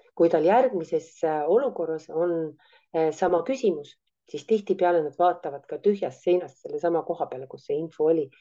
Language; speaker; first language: Estonian; native; Estonian